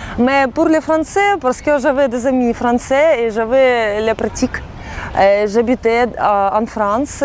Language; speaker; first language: French; non-native, fluent; Russian